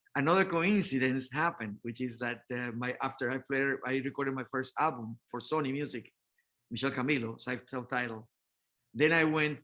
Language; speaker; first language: English; non-native, fluent; Spanish